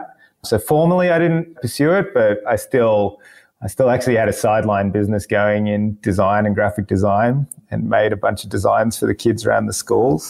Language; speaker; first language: English; native; English